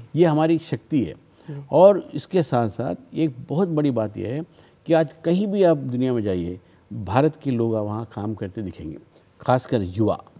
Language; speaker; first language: Hindi; non-native, local second language; Telugu